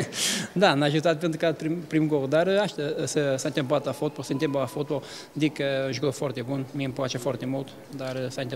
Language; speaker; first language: Romanian; non-native, learner; Portuguese